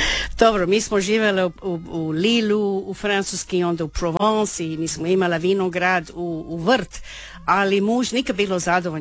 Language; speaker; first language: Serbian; early bilingual, heritage; Croatian